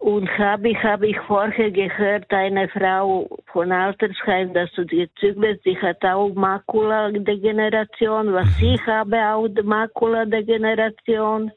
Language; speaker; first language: German; non-native, learner; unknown